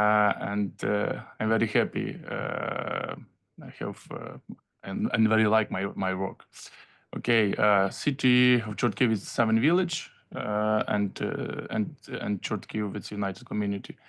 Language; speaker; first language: English; non-native, learner; Ukrainian